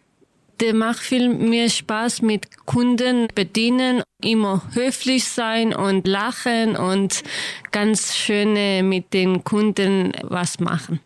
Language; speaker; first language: German; non-native, learner; Kurdish